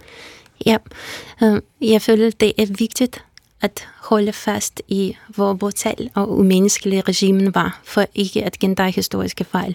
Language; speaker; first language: Danish; non-native, fluent; Russian